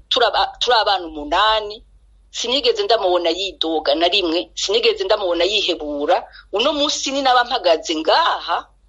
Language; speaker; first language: Rundi; native; Rundi